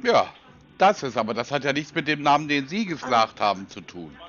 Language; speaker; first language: German; native; German